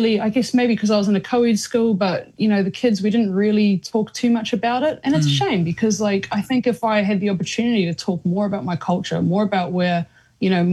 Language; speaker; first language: English; native; English